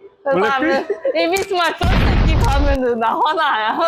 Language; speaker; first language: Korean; non-native, learner; Chinese